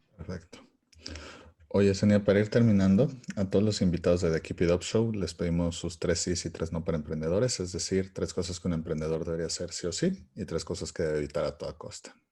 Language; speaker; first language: Spanish; native; Spanish